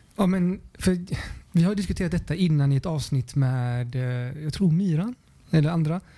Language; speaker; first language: Swedish; early bilingual, other home language; Spanish